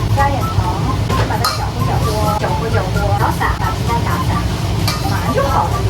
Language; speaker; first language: Chinese; native; Chinese